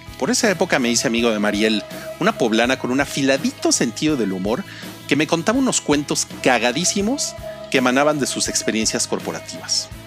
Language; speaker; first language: Spanish; native; Spanish